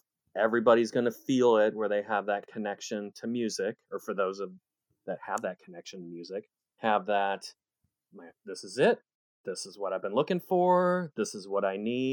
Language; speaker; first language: English; native; English